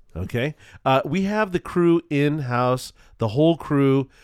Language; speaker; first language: English; native; English